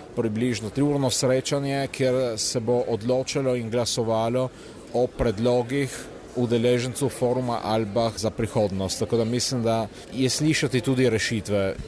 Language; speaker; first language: Slovenian; native; Slovenian